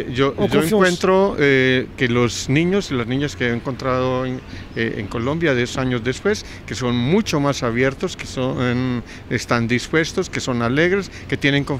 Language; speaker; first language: Spanish; non-native, fluent; French